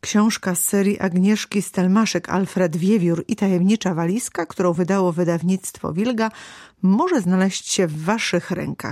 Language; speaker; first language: Polish; native; Polish